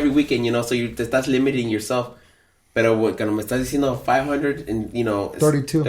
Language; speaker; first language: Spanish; early bilingual, heritage; Spanish